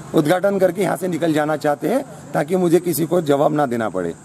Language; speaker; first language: Hindi; non-native, local second language; Marathi